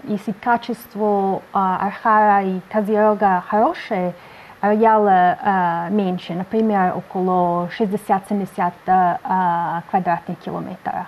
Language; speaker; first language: Russian; non-native, learner; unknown